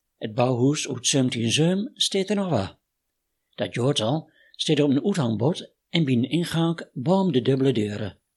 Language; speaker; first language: Dutch; native; Dutch